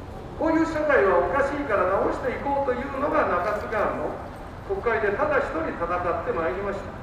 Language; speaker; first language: Japanese; native; Japanese